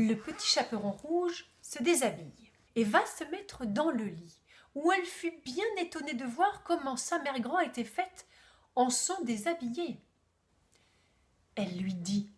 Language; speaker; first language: French; native; French